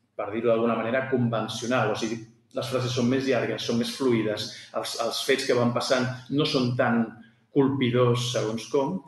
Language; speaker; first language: Catalan; native; Catalan